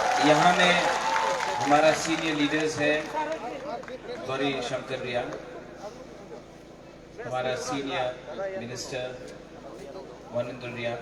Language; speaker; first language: Hindi; non-native, local second language; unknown